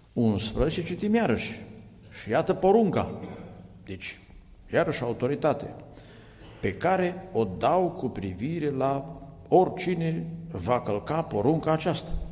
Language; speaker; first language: Romanian; native; Romanian